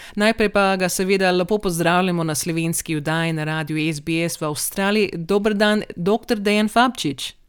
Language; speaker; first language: Slovenian; early bilingual, heritage; Slovenian